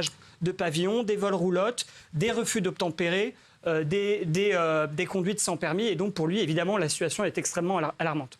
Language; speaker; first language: French; native; French